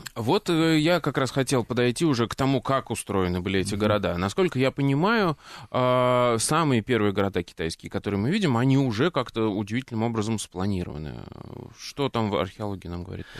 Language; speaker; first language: Russian; native; Russian